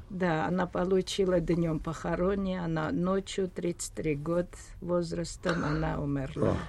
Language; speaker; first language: Russian; non-native, local second language; Armenian